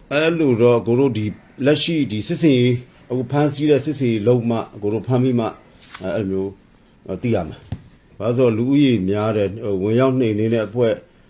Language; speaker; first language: Burmese; non-native, local second language; S'gaw Karen